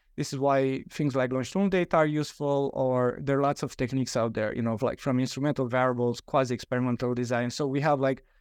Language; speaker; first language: English; non-native, fluent; Romanian